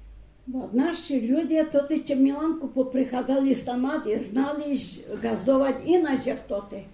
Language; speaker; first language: Slovak; early bilingual, heritage; Slovak